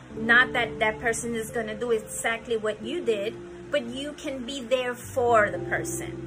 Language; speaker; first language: English; early bilingual, other home language; Spanish